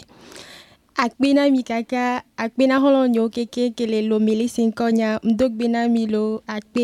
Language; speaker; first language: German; non-native, learner; Ewe